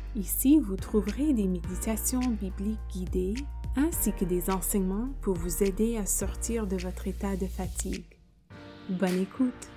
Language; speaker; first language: French; non-native, fluent; English